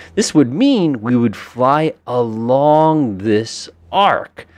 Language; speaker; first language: English; native; English